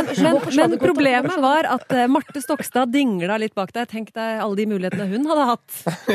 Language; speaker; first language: Norwegian; native; Norwegian